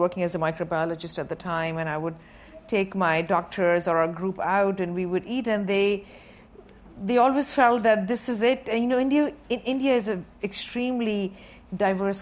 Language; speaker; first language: English; non-native, local second language; Sindhi